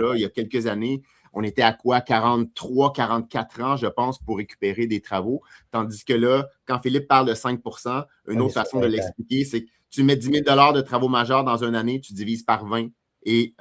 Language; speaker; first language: French; native; French